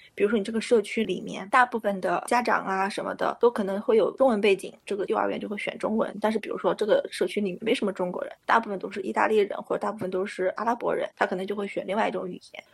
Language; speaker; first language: Chinese; native; Chinese